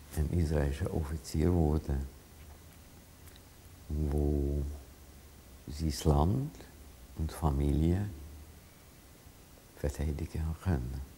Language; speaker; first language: German; non-native, fluent; Hungarian